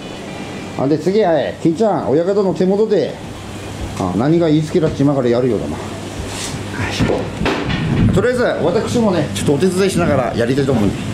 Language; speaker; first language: Japanese; native; Japanese